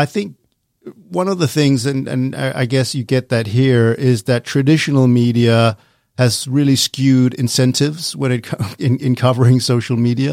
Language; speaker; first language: English; non-native, fluent; Danish